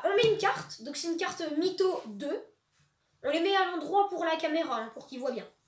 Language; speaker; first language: French; native; French